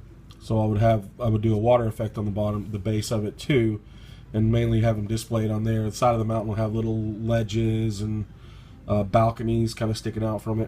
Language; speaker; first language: English; native; English